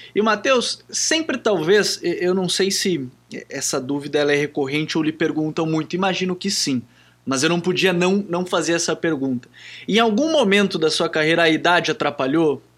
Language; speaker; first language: Portuguese; native; Portuguese